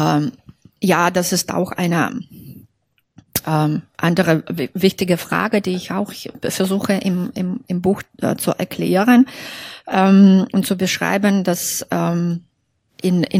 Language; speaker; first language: German; non-native, fluent; Belarusian